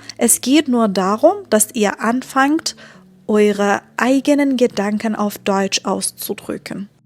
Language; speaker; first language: German; non-native, fluent; Persian